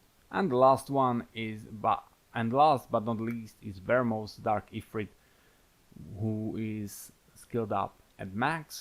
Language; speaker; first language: English; non-native, fluent; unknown